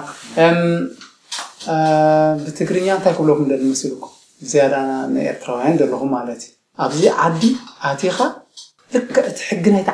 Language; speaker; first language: German; non-native, learner; Tigrinya